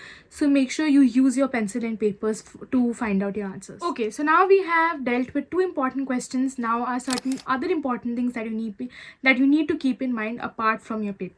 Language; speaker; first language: English; non-native, local second language; Hindi